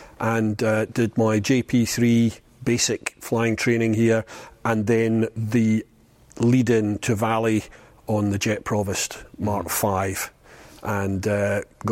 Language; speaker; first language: English; native; English